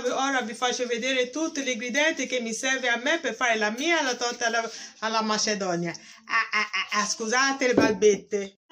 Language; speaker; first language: Italian; non-native, learner; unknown